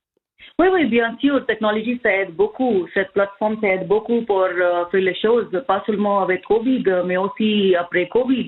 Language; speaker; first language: French; non-native, learner; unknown